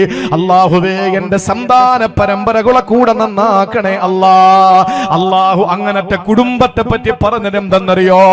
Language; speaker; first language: Malayalam; native; Malayalam